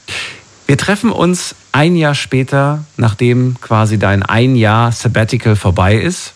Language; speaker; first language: German; native; German